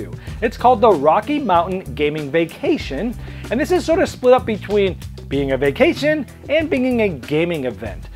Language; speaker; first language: English; native; English